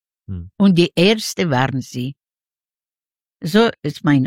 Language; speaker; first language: German; non-native, learner; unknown